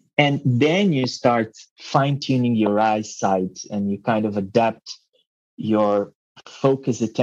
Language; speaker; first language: English; non-native, fluent; Portuguese